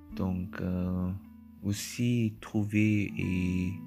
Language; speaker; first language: French; non-native, learner; German